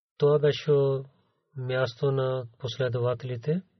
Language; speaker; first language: Bulgarian; non-native, learner; Urdu